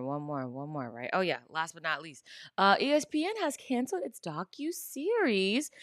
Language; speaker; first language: English; native; English